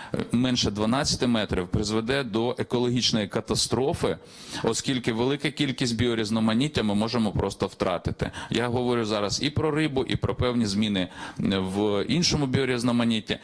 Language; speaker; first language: Ukrainian; native; Ukrainian